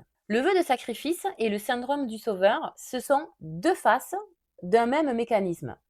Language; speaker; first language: French; native; French